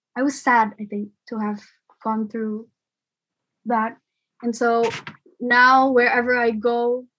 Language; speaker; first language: English; non-native, fluent; Indonesian